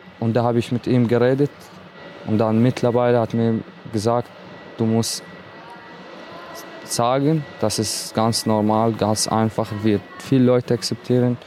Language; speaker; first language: German; non-native, learner; Arabic